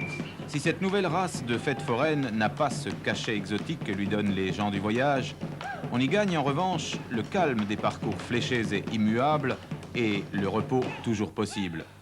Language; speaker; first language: French; native; French